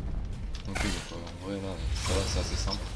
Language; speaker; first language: French; native; French